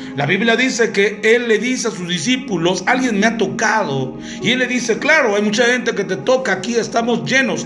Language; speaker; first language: Spanish; native; Spanish